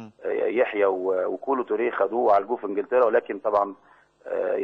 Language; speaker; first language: Arabic; native; Arabic